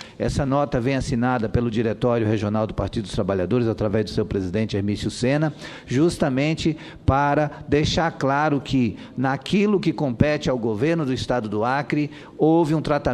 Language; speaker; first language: Portuguese; native; Portuguese